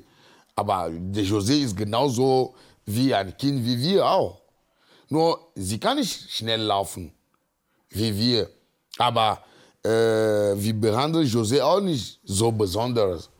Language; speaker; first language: German; non-native, learner; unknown